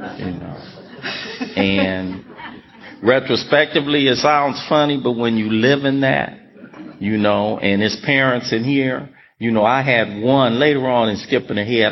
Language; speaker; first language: English; native; English